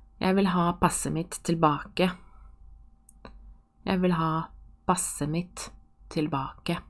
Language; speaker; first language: Norwegian; non-native, fluent; Polish